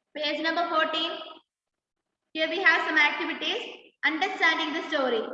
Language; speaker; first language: English; non-native, local second language; Malayalam